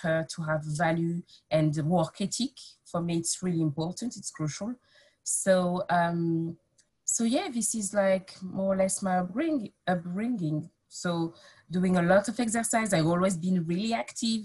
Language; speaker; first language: English; non-native, fluent; French